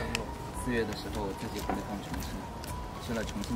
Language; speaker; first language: Chinese; native; Chinese